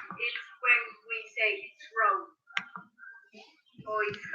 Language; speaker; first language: English; non-native, learner; Spanish